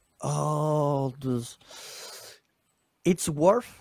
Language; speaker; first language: English; non-native, learner; Spanish